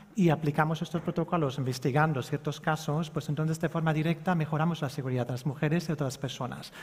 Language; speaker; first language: Spanish; early bilingual, heritage; Spanish